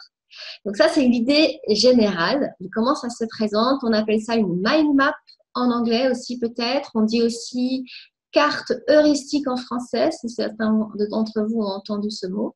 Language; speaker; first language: French; native; French